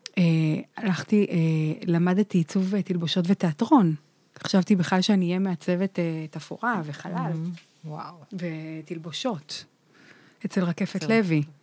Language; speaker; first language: Hebrew; native; Hebrew